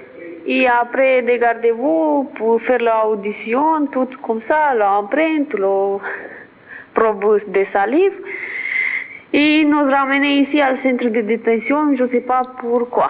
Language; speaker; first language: French; non-native, learner; Romanian